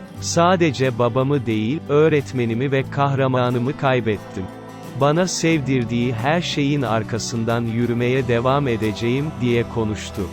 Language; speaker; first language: Turkish; native; Turkish